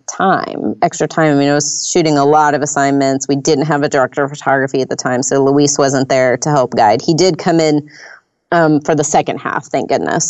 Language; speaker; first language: English; native; English